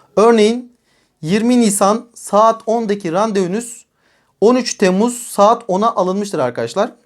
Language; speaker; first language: Turkish; native; Turkish